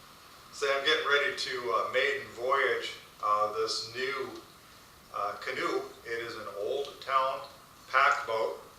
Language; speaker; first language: English; native; English